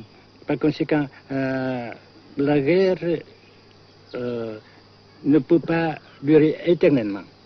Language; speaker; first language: French; non-native, fluent; Vietnamese